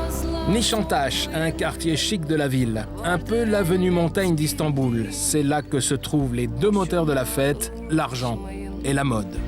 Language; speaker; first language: French; native; French